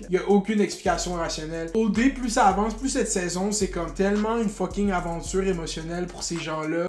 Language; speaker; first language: French; native; French